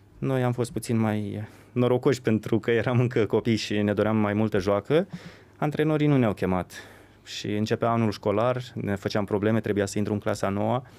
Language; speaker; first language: Romanian; native; Romanian